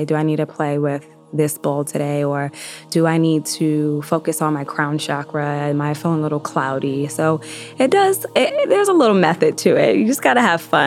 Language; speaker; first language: English; native; English